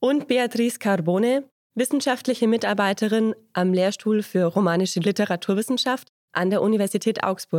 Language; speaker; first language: German; native; German